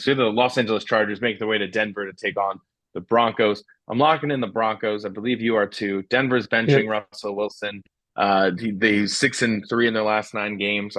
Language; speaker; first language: English; native; English